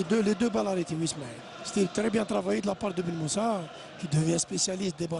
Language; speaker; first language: French; non-native, local second language; Arabic